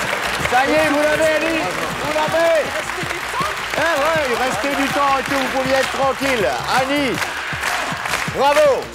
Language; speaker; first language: French; native; French